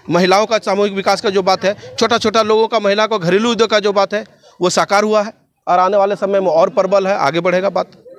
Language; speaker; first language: Hindi; native; Hindi